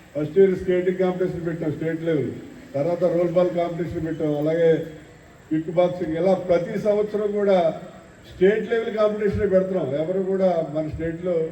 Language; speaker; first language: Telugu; native; Telugu